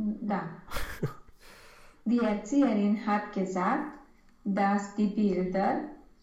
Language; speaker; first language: German; non-native, learner; Romanian